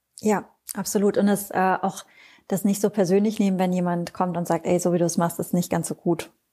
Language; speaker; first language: German; native; German